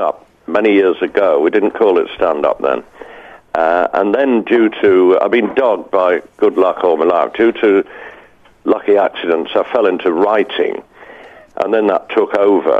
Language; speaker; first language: English; native; English